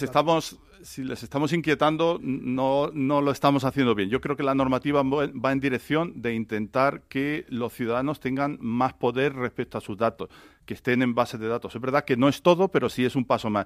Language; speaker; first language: Spanish; native; Spanish